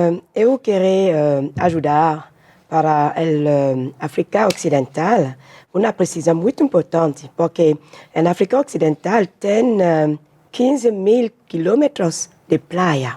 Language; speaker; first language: Portuguese; non-native, learner; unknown